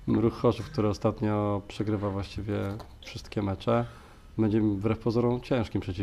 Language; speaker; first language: Polish; native; Polish